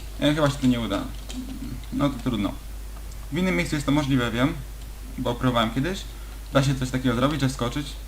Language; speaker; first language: Polish; native; Polish